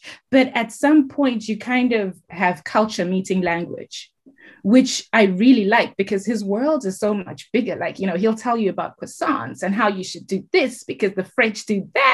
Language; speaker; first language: English; non-native, local second language; Shona